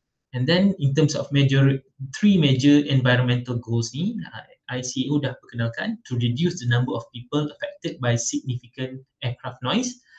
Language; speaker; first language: English; non-native, local second language; Malay